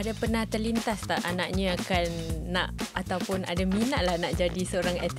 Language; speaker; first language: Malay; native; Malay